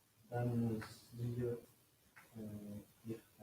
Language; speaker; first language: German; non-native, learner; English